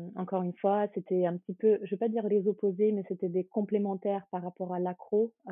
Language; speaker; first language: French; early bilingual, other home language; Ukrainian